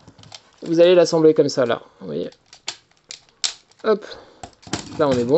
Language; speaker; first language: French; native; French